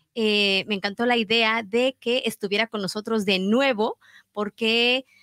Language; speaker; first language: Spanish; native; Spanish